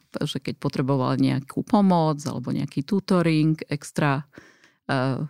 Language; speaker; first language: Slovak; native; Slovak